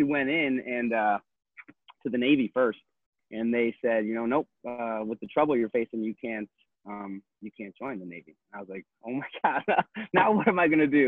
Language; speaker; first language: English; native; English